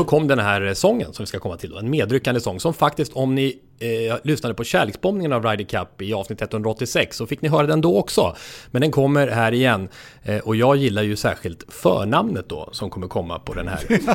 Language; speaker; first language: Swedish; native; Swedish